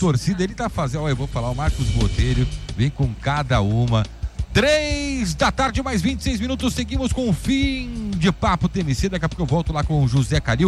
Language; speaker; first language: Portuguese; native; Portuguese